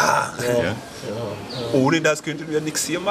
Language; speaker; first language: German; non-native, fluent; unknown